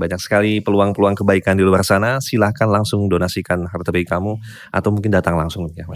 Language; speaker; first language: Indonesian; native; Indonesian